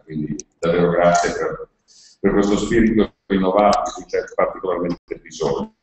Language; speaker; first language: Italian; native; Italian